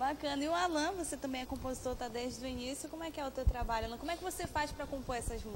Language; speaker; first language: Portuguese; native; Portuguese